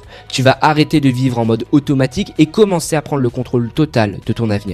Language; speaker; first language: French; native; French